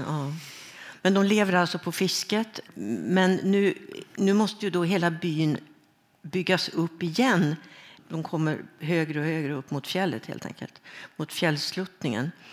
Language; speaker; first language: Swedish; native; Swedish